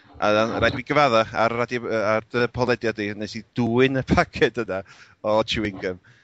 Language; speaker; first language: Welsh; native; Welsh